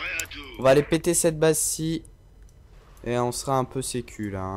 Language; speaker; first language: French; native; French